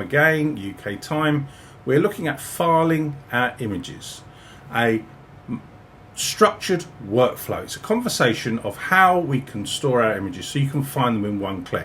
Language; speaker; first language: English; native; English